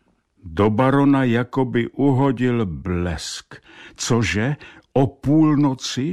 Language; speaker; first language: Czech; native; Czech